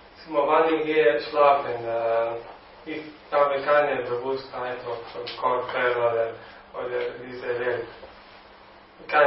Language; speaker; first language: German; non-native, learner; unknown